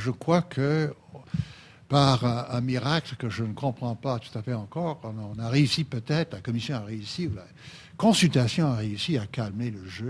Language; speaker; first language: French; native; French